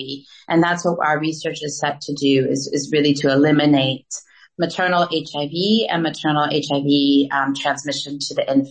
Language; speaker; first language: English; native; English